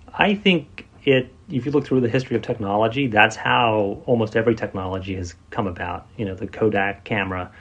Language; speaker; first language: English; native; English